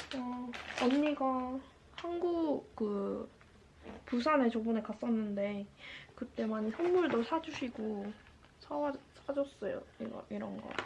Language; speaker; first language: Korean; non-native, fluent; Japanese